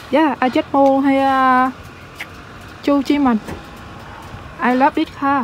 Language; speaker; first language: English; non-native, learner; Vietnamese